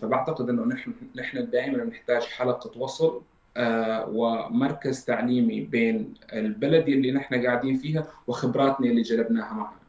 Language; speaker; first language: Arabic; native; Arabic